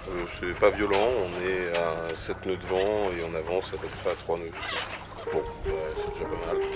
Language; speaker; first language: French; native; French